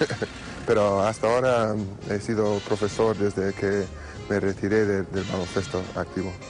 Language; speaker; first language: Spanish; non-native, fluent; English